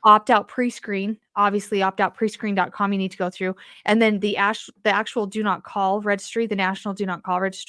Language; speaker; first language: English; native; English